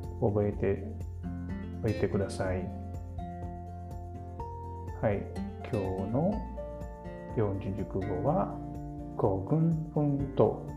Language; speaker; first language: Japanese; non-native, learner; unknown